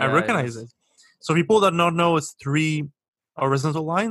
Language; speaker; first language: English; native; English